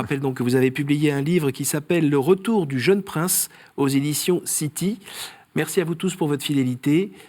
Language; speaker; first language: French; native; French